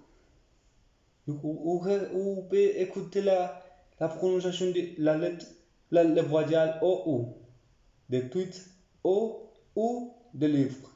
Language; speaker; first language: French; non-native, learner; Spanish